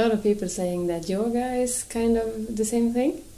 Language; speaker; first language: English; non-native, fluent; Swedish